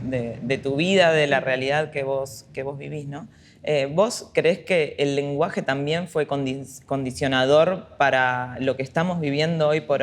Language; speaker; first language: Spanish; native; Spanish